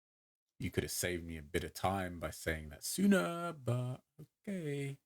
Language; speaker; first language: English; native; English